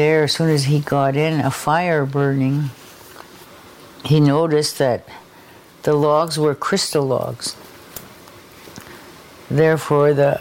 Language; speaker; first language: English; non-native, fluent; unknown